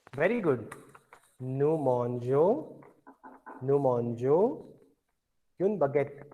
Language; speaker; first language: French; non-native, fluent; Hindi